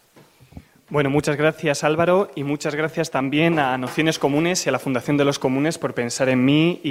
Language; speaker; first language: Spanish; native; Spanish